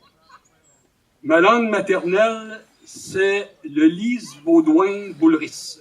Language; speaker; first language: French; native; French